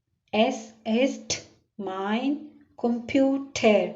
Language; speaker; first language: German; non-native, learner; Urdu